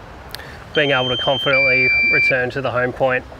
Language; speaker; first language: English; native; English